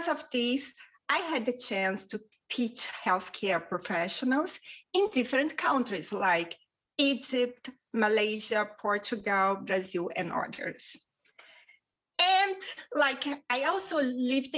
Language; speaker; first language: English; non-native, fluent; Portuguese